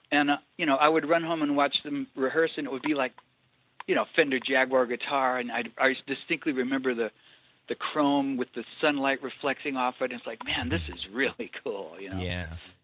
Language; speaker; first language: English; native; English